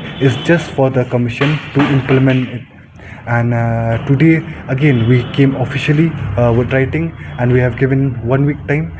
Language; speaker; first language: English; non-native, local second language; Khasi